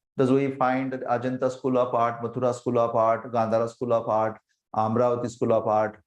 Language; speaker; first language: English; non-native, local second language; Marathi